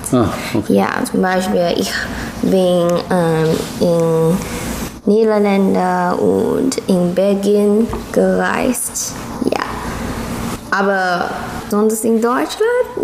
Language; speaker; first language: German; non-native, learner; Chinese